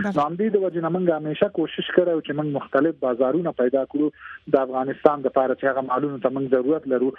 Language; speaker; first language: Pashto; native; Pashto